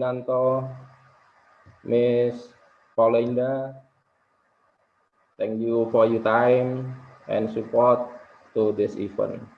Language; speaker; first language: English; non-native, local second language; Indonesian